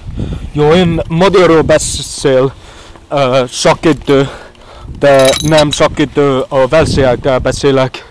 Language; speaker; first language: Hungarian; non-native, learner; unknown